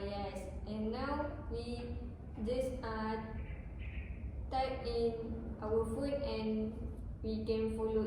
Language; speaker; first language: English; non-native, learner; Malay